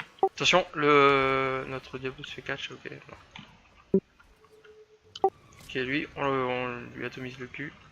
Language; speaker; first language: French; native; French